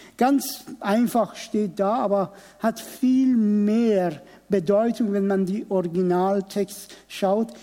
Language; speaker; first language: German; non-native, fluent; Persian